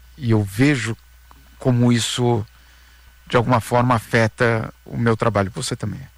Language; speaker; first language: Portuguese; native; Portuguese